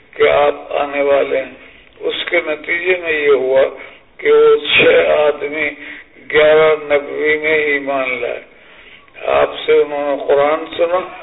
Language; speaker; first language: Urdu; native; Urdu